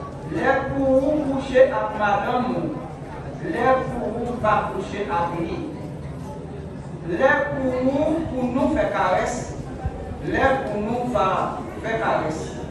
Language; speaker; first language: French; non-native, local second language; Haitian Creole